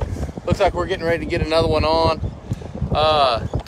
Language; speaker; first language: English; native; English